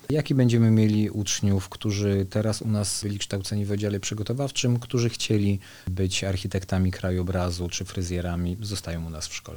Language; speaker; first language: Polish; native; Polish